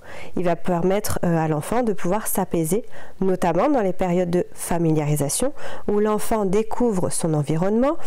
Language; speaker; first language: French; native; French